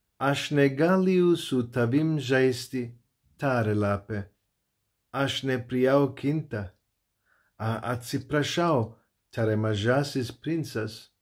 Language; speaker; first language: Lithuanian; non-native, learner; Turkish